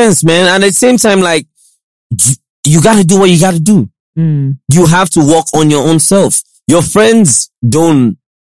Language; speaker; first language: English; non-native, local second language; Yoruba